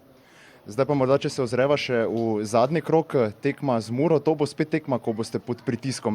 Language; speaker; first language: Slovenian; native; Slovenian